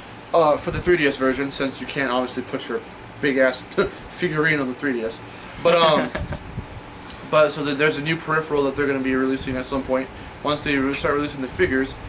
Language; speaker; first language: English; native; English